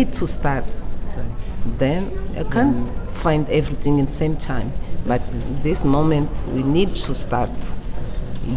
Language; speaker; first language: English; non-native, learner; Portuguese